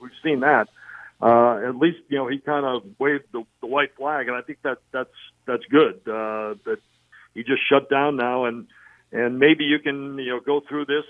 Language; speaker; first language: English; native; English